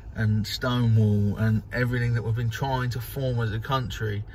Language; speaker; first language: English; native; English